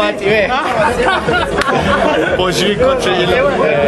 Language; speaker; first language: French; non-native, learner; Afrikaans